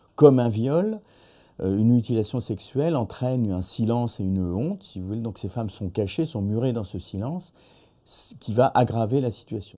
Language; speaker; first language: French; native; French